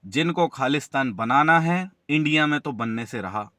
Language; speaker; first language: Hindi; non-native, local second language; Punjabi